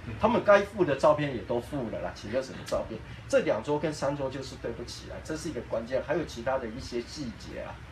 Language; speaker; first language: Chinese; native; Chinese